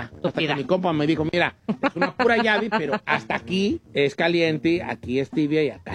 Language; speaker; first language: Spanish; native; Spanish